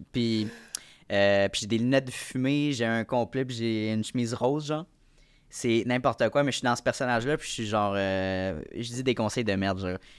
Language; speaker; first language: French; native; French